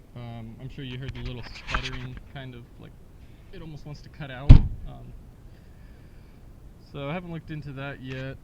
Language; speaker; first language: English; native; English